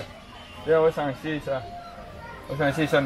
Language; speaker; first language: Chinese; non-native, learner; Rundi